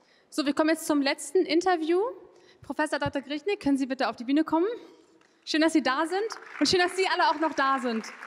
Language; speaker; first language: German; native; German